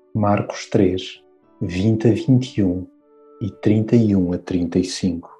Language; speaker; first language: Portuguese; native; Portuguese